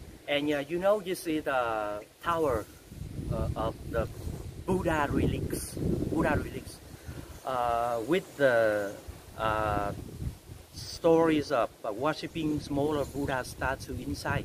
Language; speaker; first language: English; non-native, local second language; Vietnamese